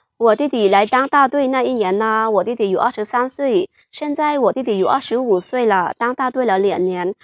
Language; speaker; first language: Chinese; non-native, fluent; Lao